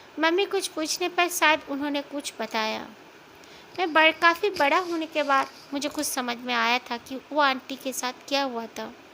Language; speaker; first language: Hindi; non-native, local second language; Bangla